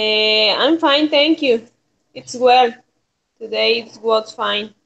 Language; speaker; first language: English; non-native, learner; Spanish